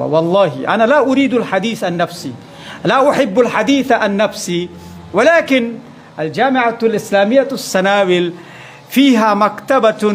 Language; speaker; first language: Arabic; non-native, fluent; Bangla